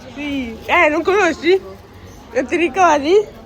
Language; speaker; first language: Italian; non-native, learner; Igbo